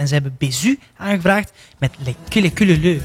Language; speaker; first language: Dutch; native; Dutch